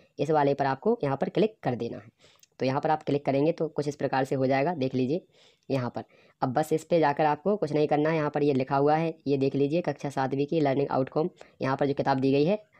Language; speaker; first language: Hindi; native; Hindi